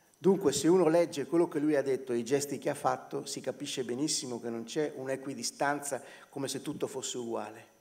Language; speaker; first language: Italian; native; Italian